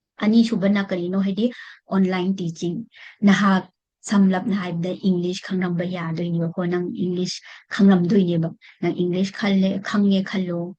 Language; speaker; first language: Manipuri; non-native, local second language; Rongmei Naga